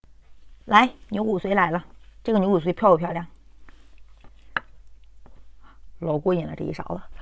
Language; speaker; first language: Chinese; native; Chinese